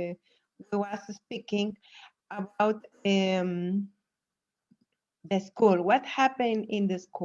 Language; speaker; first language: English; non-native, fluent; Spanish